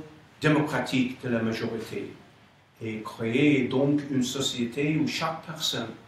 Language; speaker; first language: French; non-native, fluent; English